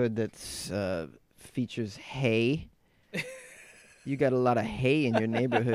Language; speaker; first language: English; native; English